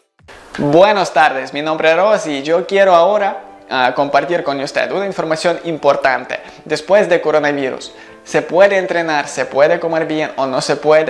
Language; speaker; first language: Spanish; non-native, learner; Ukrainian